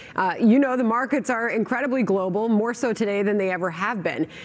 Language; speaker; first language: English; native; English